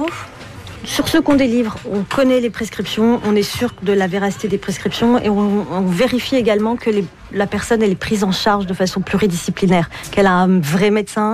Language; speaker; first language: French; native; French